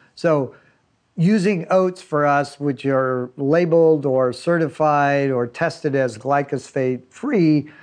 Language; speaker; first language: English; native; English